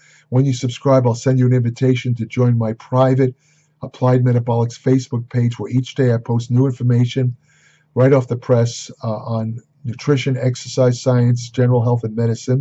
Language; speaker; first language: English; native; English